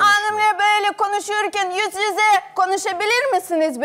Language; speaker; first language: Turkish; non-native, learner; Russian